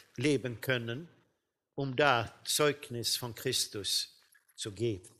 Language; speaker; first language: German; non-native, fluent; Swedish